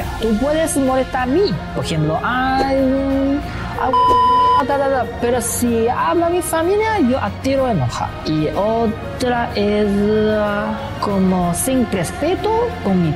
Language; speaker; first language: Spanish; non-native, learner; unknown